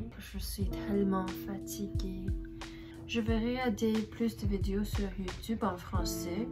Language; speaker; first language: French; non-native, learner; English